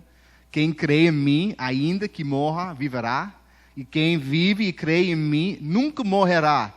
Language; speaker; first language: Portuguese; early bilingual, heritage; Portuguese